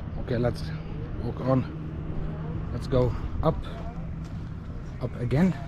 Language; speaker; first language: English; non-native, fluent; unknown